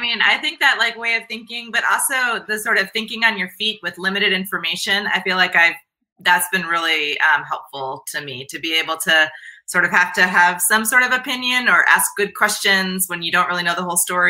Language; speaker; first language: English; native; English